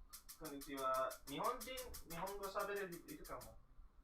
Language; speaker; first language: Japanese; non-native, learner; English